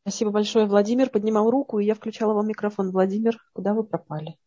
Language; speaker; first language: Russian; native; Russian